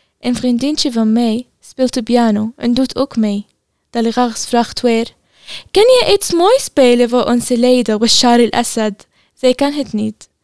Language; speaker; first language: Dutch; non-native, learner; Arabic